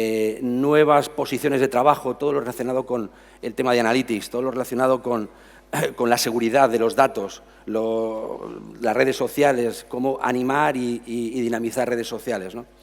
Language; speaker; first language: Spanish; native; Spanish